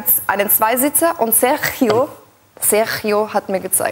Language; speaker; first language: German; native; German